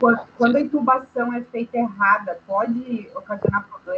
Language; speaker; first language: Spanish; non-native, learner; Portuguese